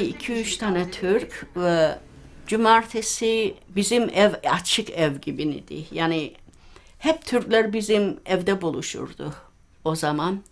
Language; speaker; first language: Turkish; early bilingual, heritage; Turkish